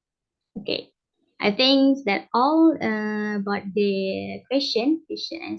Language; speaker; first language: English; non-native, learner; Indonesian